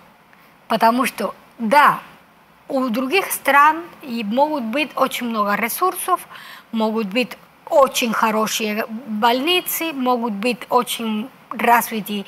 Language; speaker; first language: Russian; non-native, fluent; Spanish